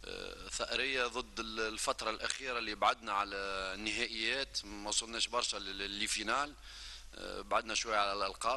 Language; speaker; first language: Arabic; native; Arabic